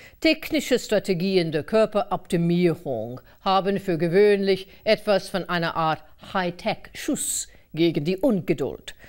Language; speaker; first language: German; non-native, fluent; English